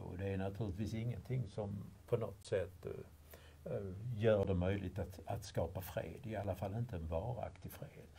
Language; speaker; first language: Swedish; native; Swedish